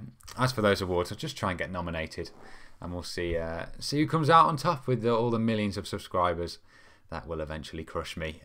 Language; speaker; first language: English; native; English